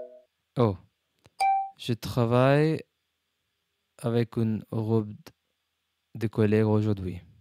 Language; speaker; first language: French; non-native, learner; English